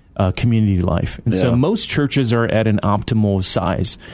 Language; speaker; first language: English; native; English